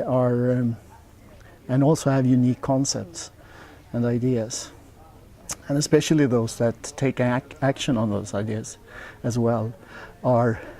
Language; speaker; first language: English; non-native, fluent; Swedish